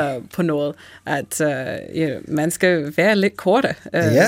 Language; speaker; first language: Danish; non-native, fluent; English